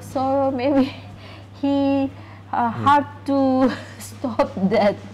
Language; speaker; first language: English; non-native, learner; Indonesian